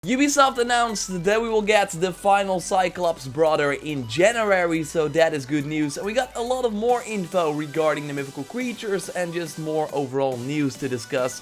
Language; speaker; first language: English; non-native, fluent; Dutch